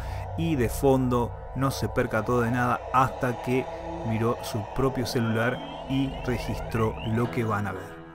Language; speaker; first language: Spanish; native; Spanish